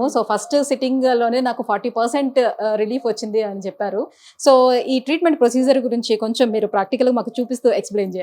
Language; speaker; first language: Telugu; native; Telugu